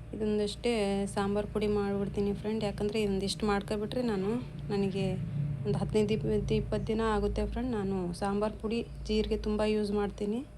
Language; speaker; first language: Kannada; non-native, local second language; Urdu